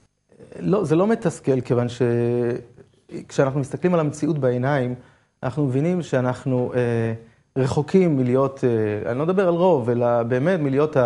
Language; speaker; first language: Hebrew; native; Hebrew